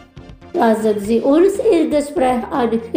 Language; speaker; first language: German; non-native, fluent; Indonesian